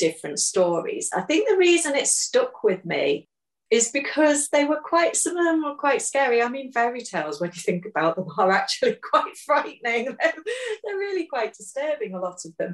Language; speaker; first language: English; native; English